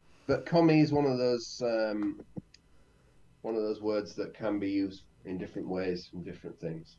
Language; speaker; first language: English; native; English